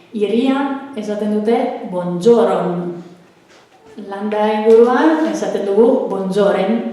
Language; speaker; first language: Basque; non-native, fluent; Italian